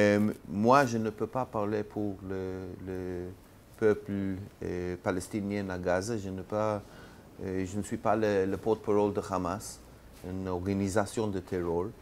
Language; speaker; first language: French; non-native, learner; Hebrew